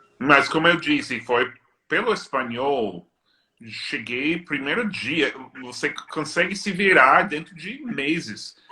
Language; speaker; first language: Portuguese; non-native, fluent; English